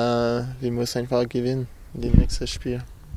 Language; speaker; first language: German; non-native, learner; French